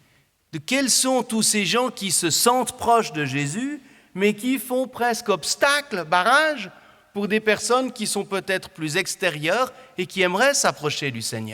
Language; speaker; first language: French; native; French